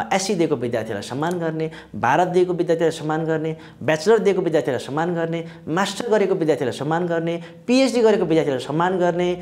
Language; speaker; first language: Nepali; non-native, local second language; Sherpa